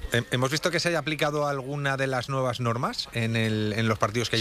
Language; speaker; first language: Spanish; native; Spanish